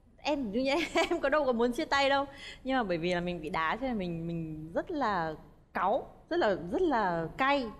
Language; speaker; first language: Vietnamese; native; Vietnamese